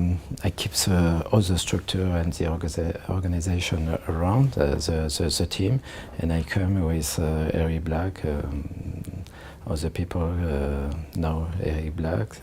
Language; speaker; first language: English; non-native, learner; French